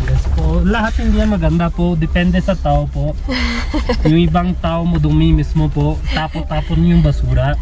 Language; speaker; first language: Filipino; non-native, learner; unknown